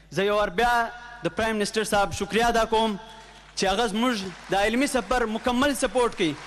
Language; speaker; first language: Urdu; non-native, local second language; Pashto